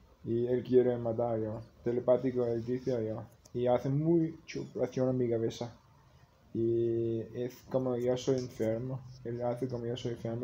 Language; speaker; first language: Spanish; non-native, learner; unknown